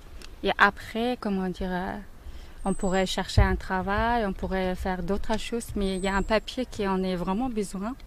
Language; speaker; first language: French; non-native, learner; Mongolian